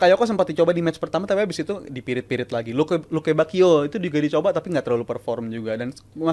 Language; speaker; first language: Indonesian; native; Indonesian